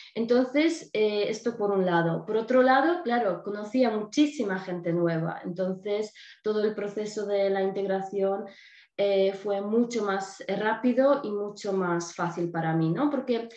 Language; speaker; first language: Spanish; non-native, fluent; Polish